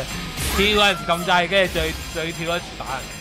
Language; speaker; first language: Chinese; native; Chinese